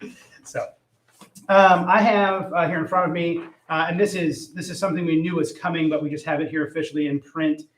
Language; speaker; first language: English; native; English